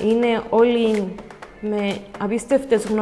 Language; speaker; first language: Greek; native; Greek